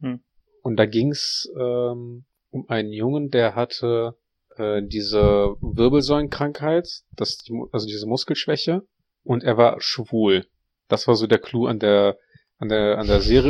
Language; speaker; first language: German; native; German